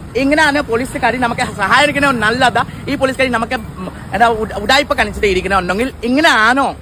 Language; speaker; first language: Malayalam; non-native, learner; Assamese